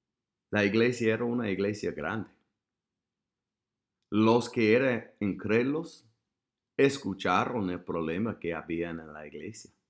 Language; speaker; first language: Spanish; non-native, fluent; English